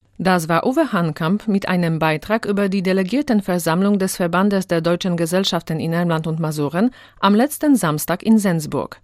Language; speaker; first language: German; native; German